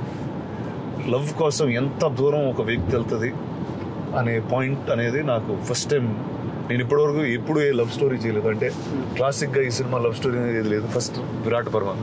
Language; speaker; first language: Telugu; native; Telugu